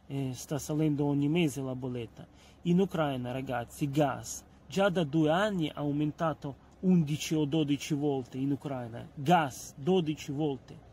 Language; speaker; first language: Italian; non-native, fluent; Ukrainian